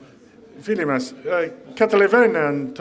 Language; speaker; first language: Greek; non-native, fluent; English